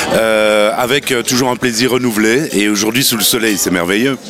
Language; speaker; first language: French; native; French